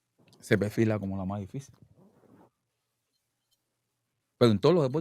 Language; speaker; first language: Spanish; native; Spanish